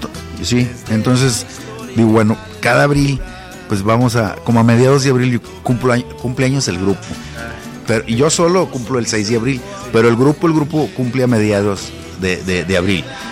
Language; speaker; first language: Spanish; native; Spanish